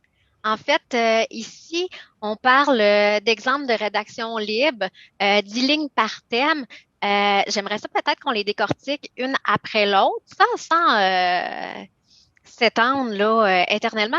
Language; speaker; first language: French; native; French